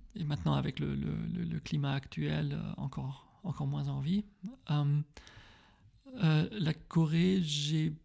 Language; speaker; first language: French; early bilingual, heritage; French